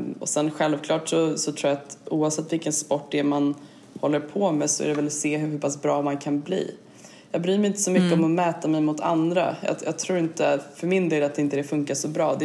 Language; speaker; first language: Swedish; native; Swedish